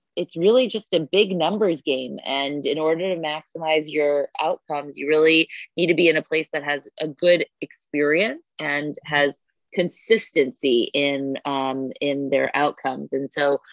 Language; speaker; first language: English; native; English